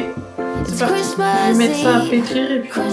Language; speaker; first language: French; native; French